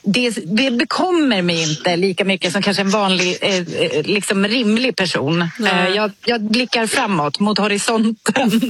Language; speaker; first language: Swedish; native; Swedish